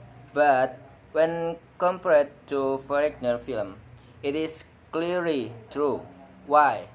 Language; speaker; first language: English; non-native, learner; Indonesian